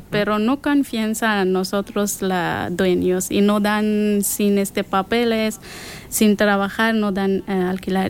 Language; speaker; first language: Spanish; non-native, learner; Persian